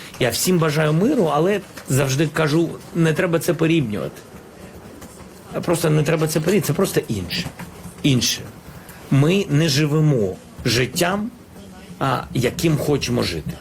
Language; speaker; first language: Ukrainian; non-native, local second language; Russian